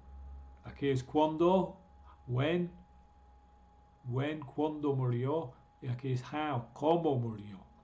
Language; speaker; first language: Spanish; non-native, fluent; English